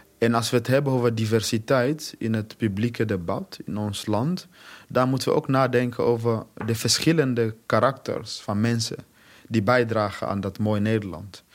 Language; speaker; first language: Dutch; non-native, fluent; Swahili